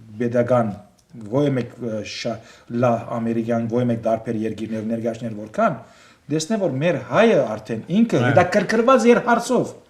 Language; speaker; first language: Armenian; native; Armenian